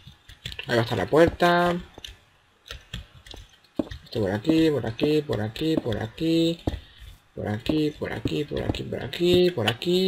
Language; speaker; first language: Spanish; native; Spanish